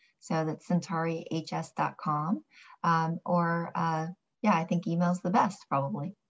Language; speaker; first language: English; early bilingual, other home language; Korean